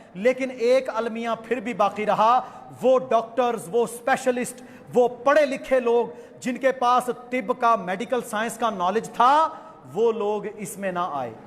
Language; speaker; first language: Urdu; non-native, local second language; Punjabi